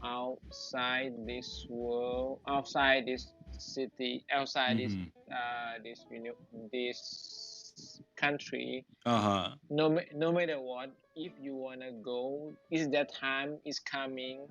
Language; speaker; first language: English; non-native, learner; Thai